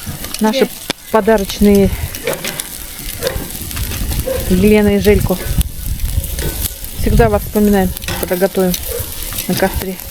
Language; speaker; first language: Russian; native; Russian